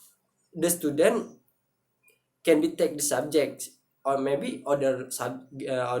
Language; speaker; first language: English; non-native, learner; Indonesian